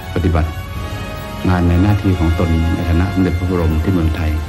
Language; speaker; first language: Thai; native; Thai